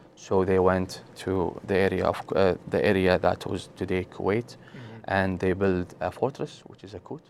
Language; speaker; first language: English; non-native, fluent; Arabic